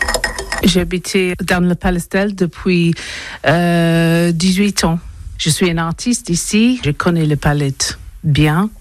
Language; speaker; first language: French; non-native, learner; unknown